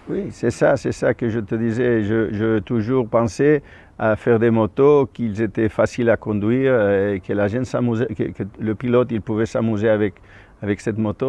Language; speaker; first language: French; non-native, fluent; Spanish